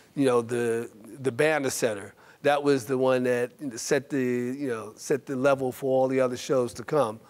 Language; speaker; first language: English; native; English